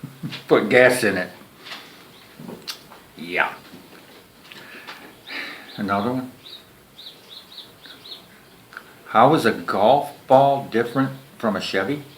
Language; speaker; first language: English; native; English